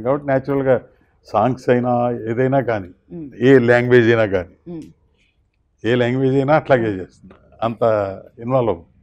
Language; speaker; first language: Telugu; native; Telugu